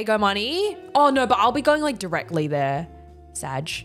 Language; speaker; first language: English; native; English